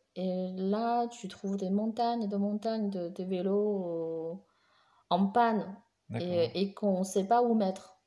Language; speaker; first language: French; non-native, fluent; Chinese